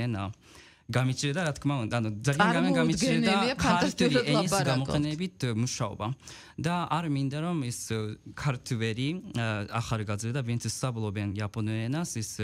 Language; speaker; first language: Georgian; non-native, fluent; Japanese